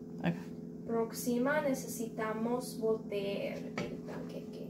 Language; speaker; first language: Spanish; non-native, learner; English